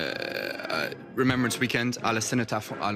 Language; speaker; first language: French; non-native, fluent; English